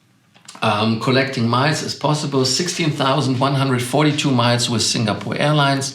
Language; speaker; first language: English; non-native, fluent; German